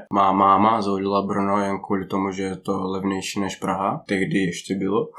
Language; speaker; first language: Czech; non-native, fluent; Russian